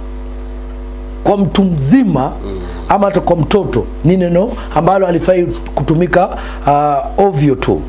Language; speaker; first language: Swahili; native; Swahili